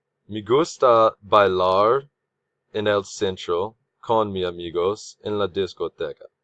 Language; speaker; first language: Spanish; non-native, learner; English